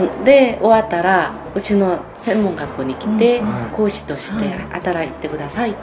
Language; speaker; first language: Japanese; non-native, fluent; Korean